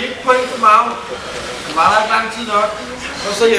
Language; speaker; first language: Danish; native; Danish